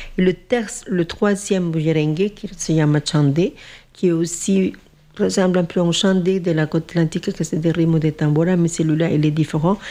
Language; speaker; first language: French; non-native, fluent; Spanish